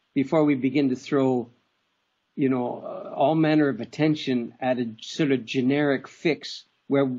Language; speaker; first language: English; native; English